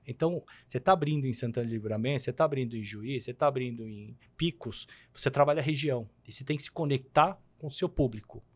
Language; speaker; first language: Portuguese; early bilingual, other home language; Korean